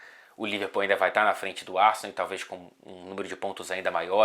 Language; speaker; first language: Portuguese; native; Portuguese